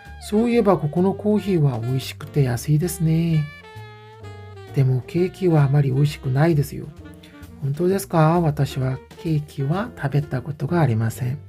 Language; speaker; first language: Japanese; non-native, fluent; Korean